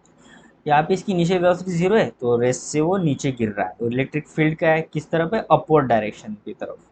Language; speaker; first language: Hindi; native; Hindi